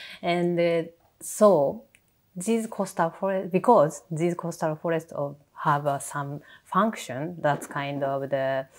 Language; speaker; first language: English; non-native, learner; Japanese